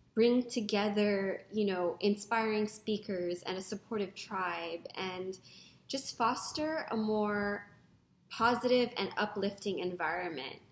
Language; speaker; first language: English; non-native, local second language; Filipino